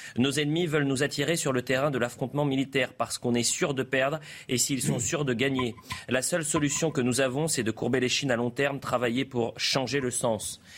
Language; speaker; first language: French; native; French